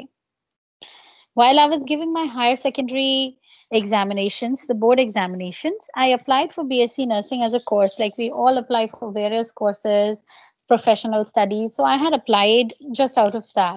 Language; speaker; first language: English; non-native, local second language; Bangla